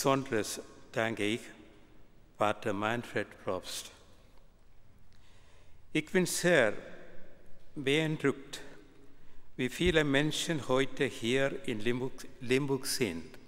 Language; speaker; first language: German; non-native, fluent; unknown